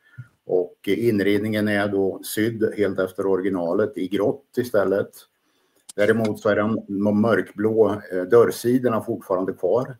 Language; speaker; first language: Swedish; native; Swedish